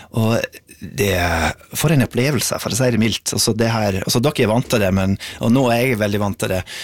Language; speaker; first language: Norwegian; non-native, fluent; English